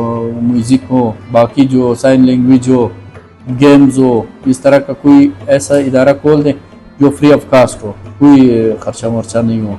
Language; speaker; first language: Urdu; non-native, local second language; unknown